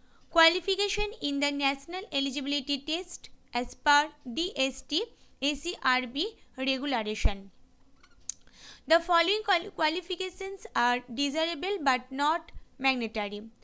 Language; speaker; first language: English; non-native, local second language; Bangla